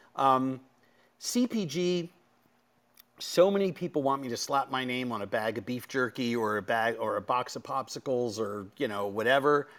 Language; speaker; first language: English; native; English